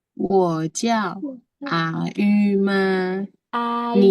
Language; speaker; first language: Chinese; non-native, learner; Indonesian